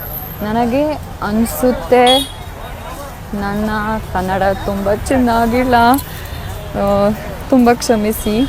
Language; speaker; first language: Kannada; non-native, learner; German